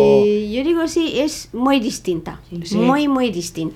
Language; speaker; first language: Spanish; non-native, learner; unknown